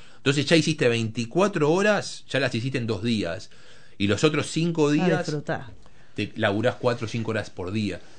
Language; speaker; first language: Spanish; native; Spanish